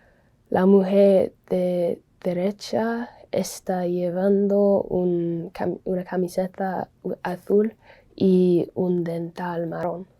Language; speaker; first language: Spanish; non-native, learner; English